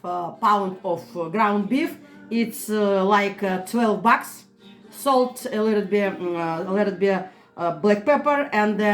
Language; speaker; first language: English; non-native, learner; Russian